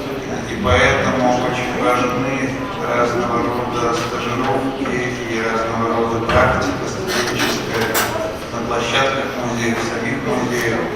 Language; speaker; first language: Russian; native; Russian